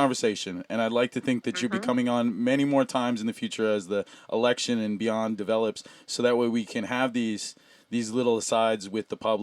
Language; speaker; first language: English; native; English